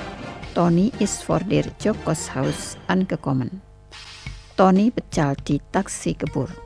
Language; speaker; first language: German; non-native, learner; Indonesian